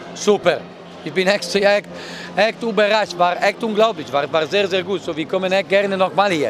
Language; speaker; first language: German; non-native, learner; Italian